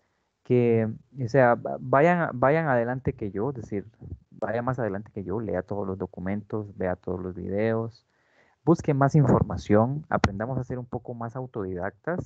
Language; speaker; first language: Spanish; native; Spanish